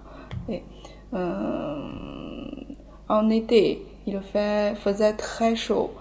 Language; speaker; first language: French; non-native, learner; Chinese